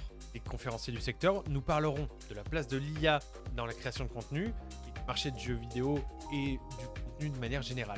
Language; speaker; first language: French; native; French